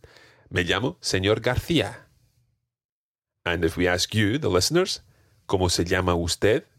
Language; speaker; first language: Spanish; non-native, fluent; English